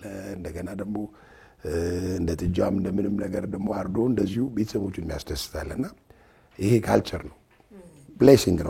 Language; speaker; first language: Amharic; non-native, local second language; Tigrinya